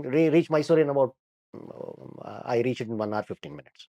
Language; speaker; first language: English; non-native, local second language; Kannada